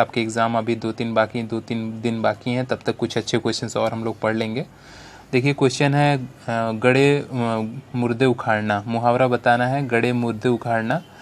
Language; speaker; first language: Hindi; native; Hindi